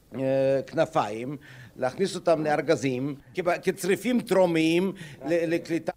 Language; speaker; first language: Hebrew; non-native, fluent; German